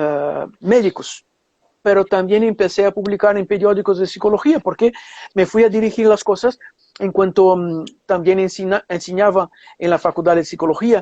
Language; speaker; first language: Spanish; non-native, fluent; Portuguese